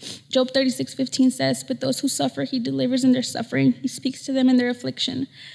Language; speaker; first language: English; early bilingual, other home language; Spanish